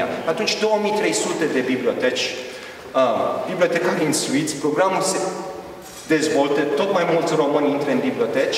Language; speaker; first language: Romanian; early bilingual, heritage; Romanian